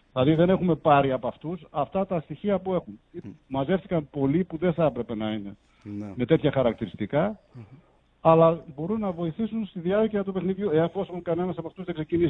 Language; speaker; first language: Greek; native; Greek